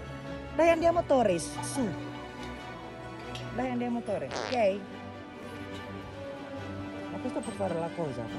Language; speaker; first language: Italian; non-native, learner; Indonesian